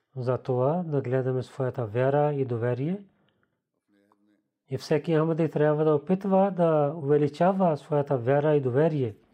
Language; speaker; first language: Bulgarian; non-native, learner; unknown